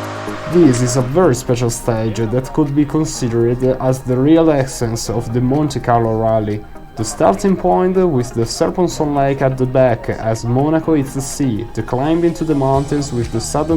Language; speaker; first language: English; non-native, fluent; Italian